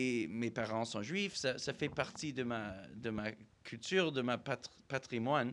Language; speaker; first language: French; non-native, fluent; English